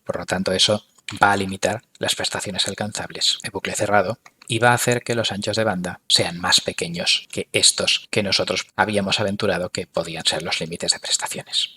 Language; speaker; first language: Spanish; native; Spanish